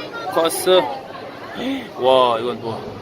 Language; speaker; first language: Korean; native; Korean